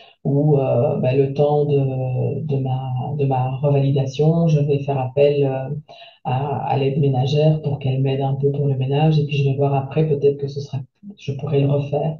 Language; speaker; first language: French; native; French